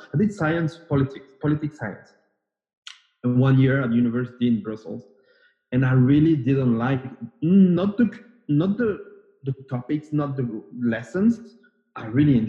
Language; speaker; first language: English; non-native, fluent; French